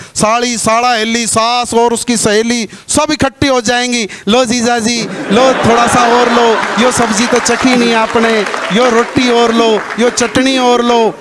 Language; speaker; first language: Hindi; native; Hindi